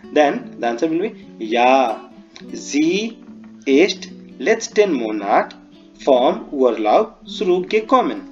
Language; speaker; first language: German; non-native, fluent; Hindi